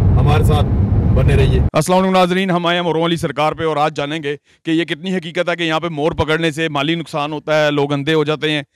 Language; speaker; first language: Urdu; non-native, local second language; Punjabi